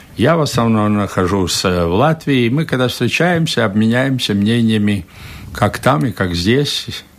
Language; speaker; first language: Russian; non-native, local second language; Latvian